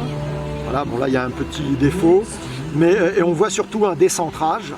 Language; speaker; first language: French; native; French